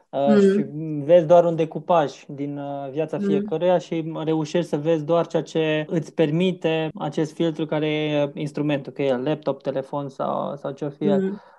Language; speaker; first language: Romanian; native; Romanian